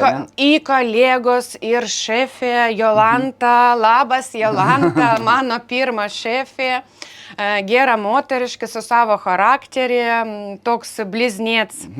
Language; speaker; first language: Lithuanian; non-native, learner; Ukrainian